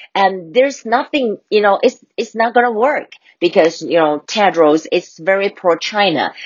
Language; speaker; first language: English; non-native, fluent; Chinese